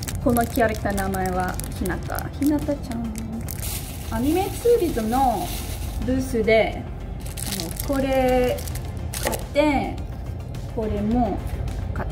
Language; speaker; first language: Japanese; non-native, learner; English